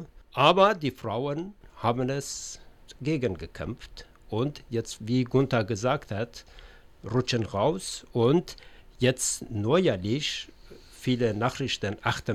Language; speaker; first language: German; non-native, learner; Persian